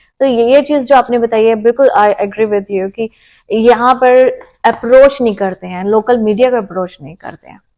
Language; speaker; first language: Hindi; native; Hindi